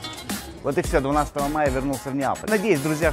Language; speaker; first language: Russian; native; Russian